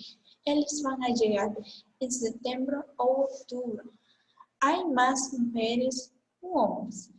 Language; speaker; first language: Portuguese; non-native, fluent; Spanish